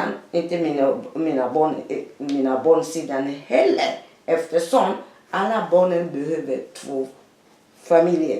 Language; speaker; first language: Swedish; non-native, fluent; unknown